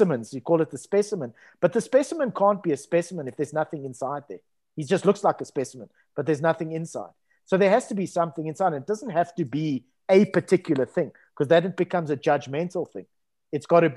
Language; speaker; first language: English; native; English